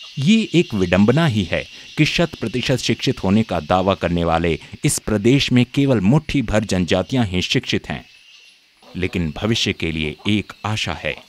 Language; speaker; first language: Hindi; native; Hindi